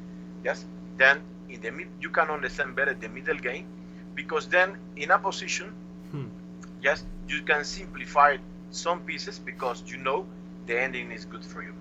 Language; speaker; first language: English; non-native, learner; Spanish